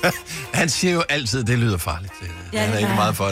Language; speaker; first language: Danish; native; Danish